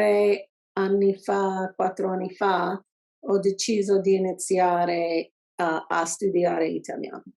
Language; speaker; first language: Italian; non-native, learner; English